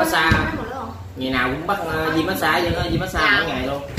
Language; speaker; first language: Vietnamese; native; Vietnamese